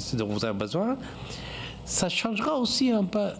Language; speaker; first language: French; non-native, fluent; English